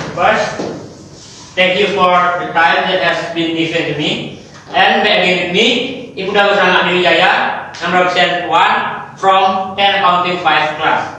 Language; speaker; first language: English; non-native, learner; Indonesian